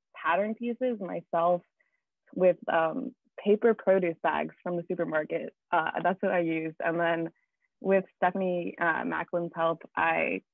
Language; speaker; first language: English; native; English